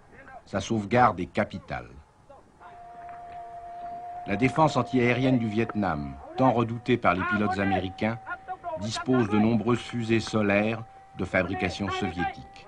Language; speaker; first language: French; native; French